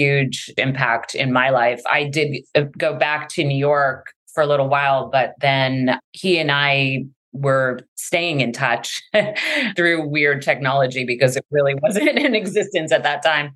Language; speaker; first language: English; native; English